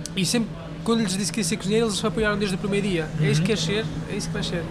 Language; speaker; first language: Portuguese; native; Portuguese